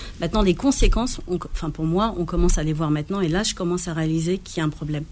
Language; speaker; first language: French; early bilingual, other home language; Arabic